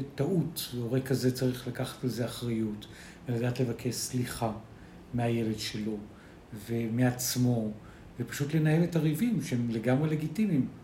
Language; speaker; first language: Hebrew; early bilingual, other home language; Spanish